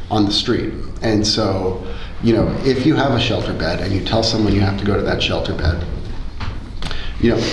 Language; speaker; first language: English; early bilingual, other home language; Spanish